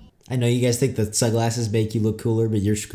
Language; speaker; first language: English; native; English